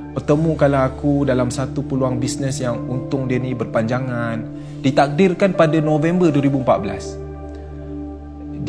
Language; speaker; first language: Malay; native; Malay